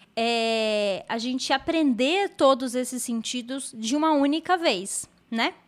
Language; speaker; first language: Portuguese; native; Portuguese